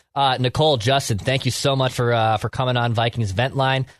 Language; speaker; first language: English; native; English